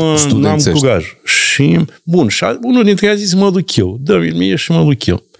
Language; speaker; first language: Romanian; native; Romanian